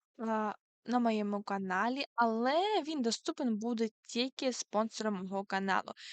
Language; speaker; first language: Ukrainian; non-native, local second language; Russian